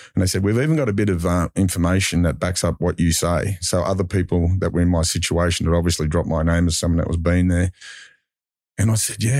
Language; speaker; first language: English; native; English